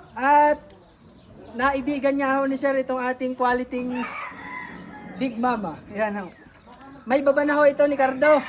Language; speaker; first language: Filipino; native; Filipino